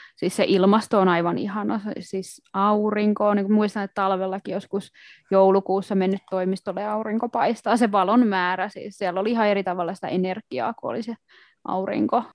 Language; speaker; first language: Finnish; native; Finnish